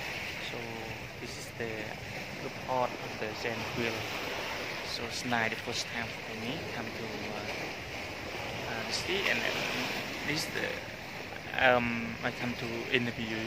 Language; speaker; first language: English; non-native, learner; Khmer